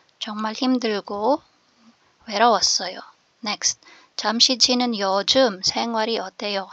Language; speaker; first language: Korean; non-native, fluent; Filipino